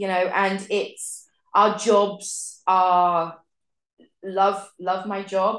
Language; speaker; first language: English; native; English